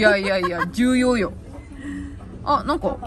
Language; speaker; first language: Japanese; native; Japanese